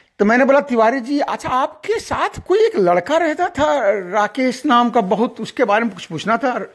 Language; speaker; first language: Hindi; native; Hindi